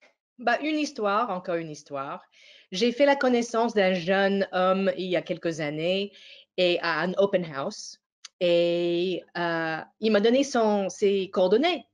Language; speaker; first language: French; non-native, fluent; English